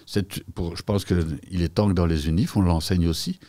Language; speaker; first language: French; native; French